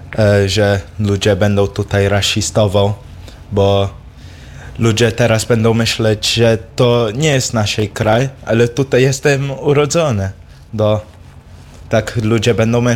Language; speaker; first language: Polish; early bilingual, heritage; English